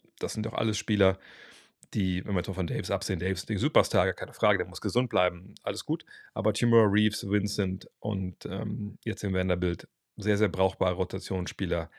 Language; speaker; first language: German; native; German